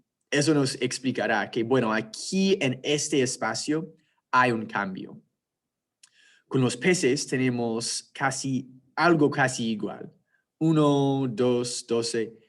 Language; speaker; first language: Spanish; non-native, fluent; English